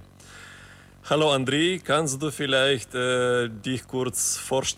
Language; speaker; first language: German; non-native, fluent; Ukrainian